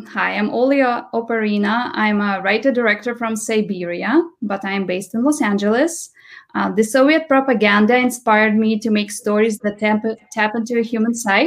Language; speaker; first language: English; non-native, fluent; Russian